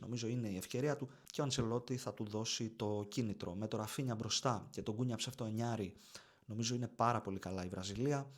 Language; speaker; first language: Greek; native; Greek